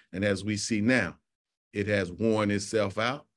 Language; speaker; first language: English; native; English